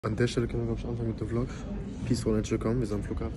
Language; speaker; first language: German; native; German